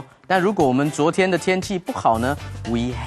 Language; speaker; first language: Chinese; native; Chinese